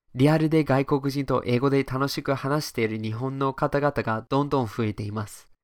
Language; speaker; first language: Japanese; non-native, fluent; English